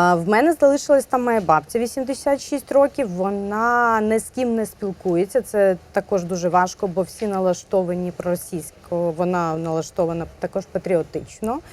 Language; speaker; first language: Ukrainian; non-native, local second language; Russian